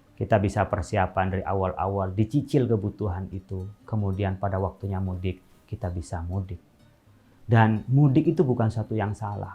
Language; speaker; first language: Indonesian; non-native, local second language; Madurese